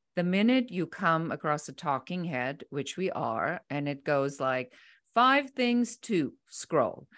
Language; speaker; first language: English; non-native, fluent; German